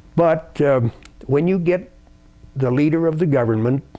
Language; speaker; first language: English; native; English